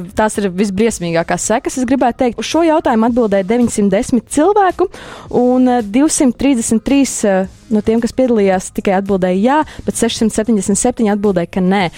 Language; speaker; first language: Latvian; native; Latvian